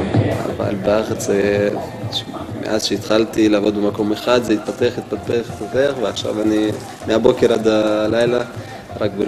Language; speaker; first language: Hebrew; non-native, fluent; Russian